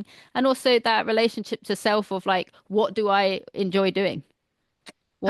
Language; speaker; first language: English; native; English